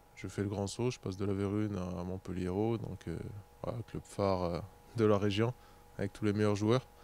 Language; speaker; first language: French; native; French